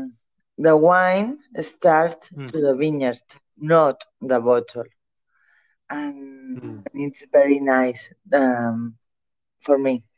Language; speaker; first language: English; non-native, learner; Catalan